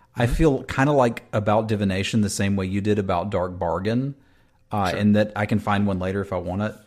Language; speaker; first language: English; native; English